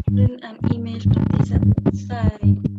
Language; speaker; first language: English; non-native, learner; Spanish